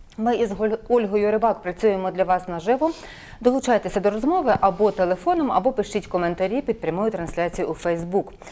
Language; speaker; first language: Ukrainian; native; Ukrainian